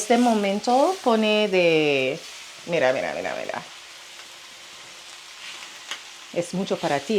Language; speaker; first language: Spanish; non-native, learner; English